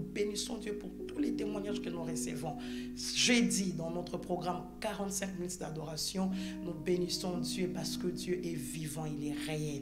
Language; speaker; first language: French; non-native, local second language; Lingala